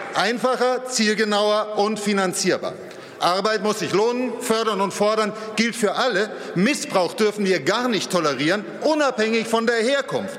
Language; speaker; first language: German; native; German